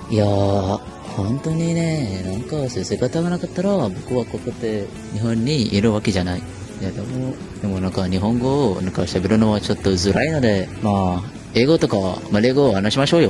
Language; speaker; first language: Japanese; non-native, learner; Malay